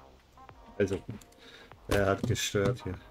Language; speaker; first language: German; native; German